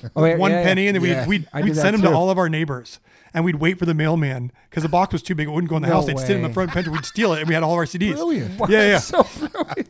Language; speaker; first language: English; native; English